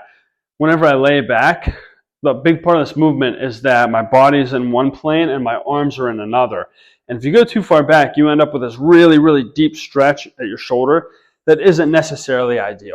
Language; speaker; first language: English; native; English